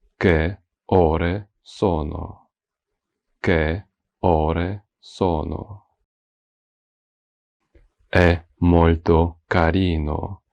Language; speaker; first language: Italian; non-native, fluent; Ukrainian